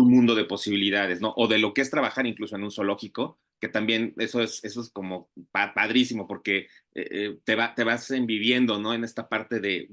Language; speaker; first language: Spanish; native; Spanish